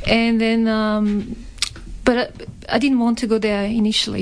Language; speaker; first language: English; non-native, fluent; French